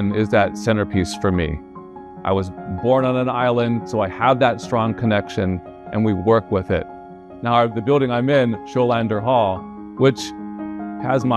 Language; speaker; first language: English; native; English